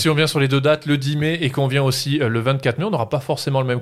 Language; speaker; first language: French; native; French